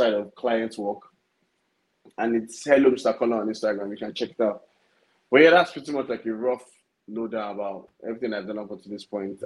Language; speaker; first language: English; non-native, local second language; Yoruba